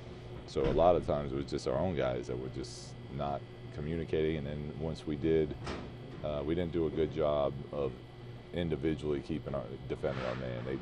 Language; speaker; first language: English; native; English